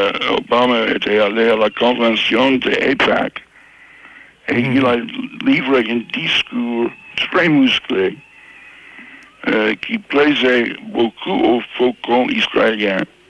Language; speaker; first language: French; non-native, fluent; English